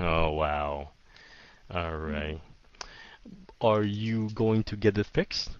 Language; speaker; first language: English; non-native, fluent; Vietnamese